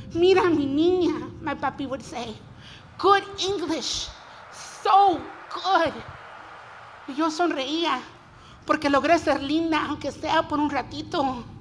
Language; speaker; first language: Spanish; early bilingual, heritage; Spanish